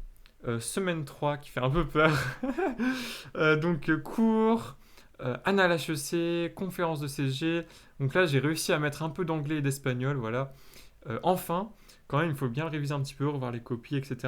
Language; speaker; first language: French; native; French